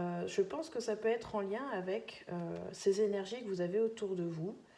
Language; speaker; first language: French; native; French